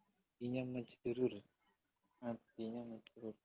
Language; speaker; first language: Indonesian; native; Indonesian